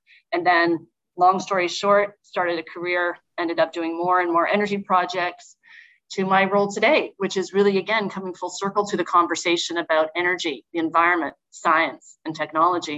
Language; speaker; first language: English; native; English